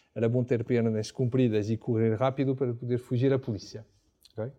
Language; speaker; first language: Portuguese; non-native, fluent; French